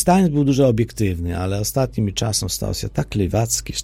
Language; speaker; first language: Polish; non-native, fluent; Ukrainian